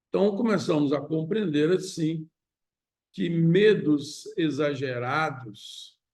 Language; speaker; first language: Portuguese; native; Portuguese